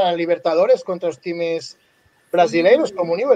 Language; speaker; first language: Portuguese; non-native, learner; Spanish